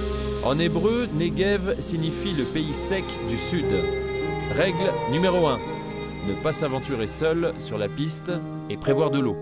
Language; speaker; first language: French; native; French